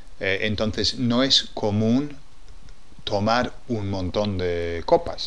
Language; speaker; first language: Spanish; non-native, fluent; English